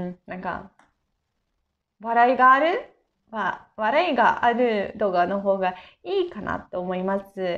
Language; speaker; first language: Japanese; non-native, fluent; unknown